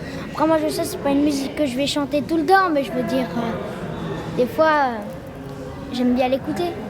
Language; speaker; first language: French; native; French